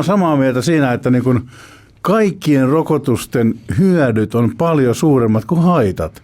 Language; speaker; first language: Finnish; native; Finnish